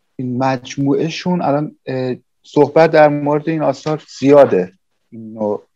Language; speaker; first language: Persian; native; Persian